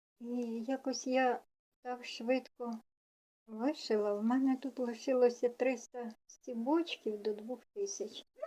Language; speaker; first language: Ukrainian; non-native, local second language; Russian